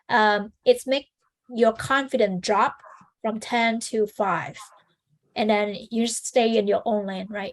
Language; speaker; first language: English; non-native, fluent; Vietnamese